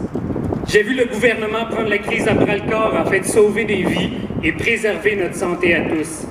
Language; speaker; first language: French; native; French